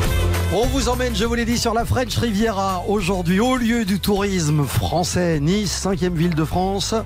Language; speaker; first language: French; native; French